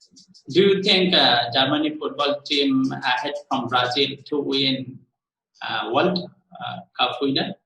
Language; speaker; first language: English; non-native, learner; Bangla